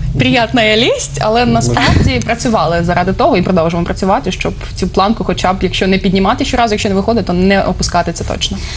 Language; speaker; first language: Ukrainian; native; Ukrainian